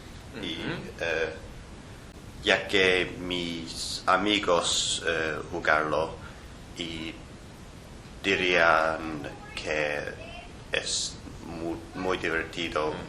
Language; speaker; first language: Spanish; non-native, learner; English